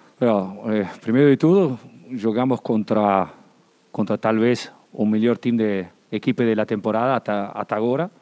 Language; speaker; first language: Portuguese; non-native, learner; Spanish